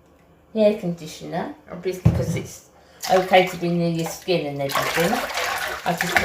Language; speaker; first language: English; native; English